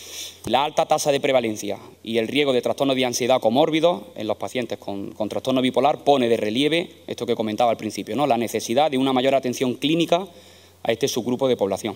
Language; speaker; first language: Spanish; native; Spanish